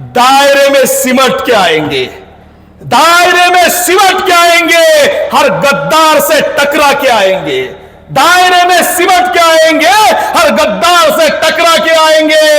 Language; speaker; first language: Hindi; non-native, local second language; Marathi